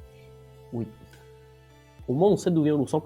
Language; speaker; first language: French; native; French